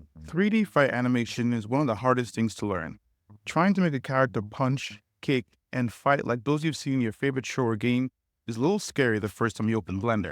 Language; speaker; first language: English; native; English